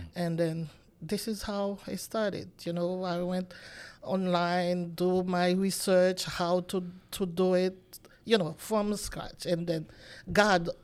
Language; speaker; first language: English; non-native, learner; Haitian Creole